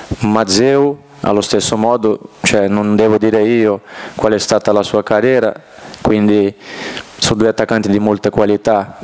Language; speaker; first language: Italian; non-native, fluent; Portuguese